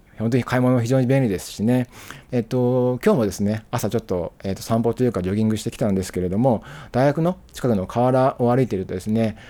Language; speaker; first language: Japanese; native; Japanese